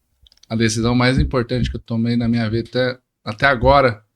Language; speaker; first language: Portuguese; native; Portuguese